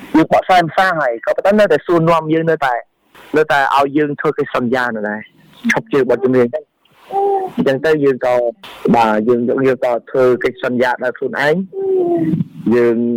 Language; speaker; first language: Khmer; non-native, local second language; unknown